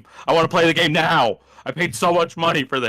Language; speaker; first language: English; native; English